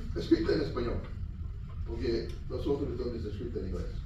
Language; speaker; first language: Spanish; non-native, learner; English